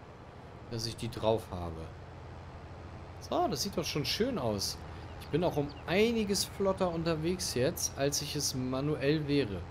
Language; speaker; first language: German; native; German